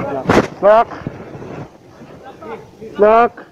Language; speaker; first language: Russian; non-native, learner; Filipino